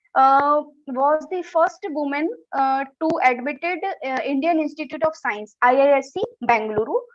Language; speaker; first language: English; non-native, local second language; Hindi